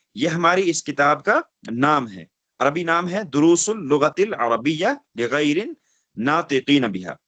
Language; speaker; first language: Urdu; non-native, local second language; Kashmiri